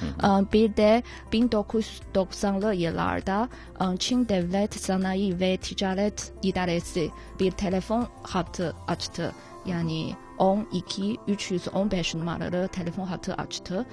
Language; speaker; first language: Turkish; non-native, fluent; Chinese